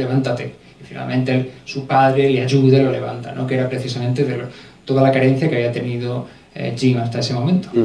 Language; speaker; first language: Spanish; native; Spanish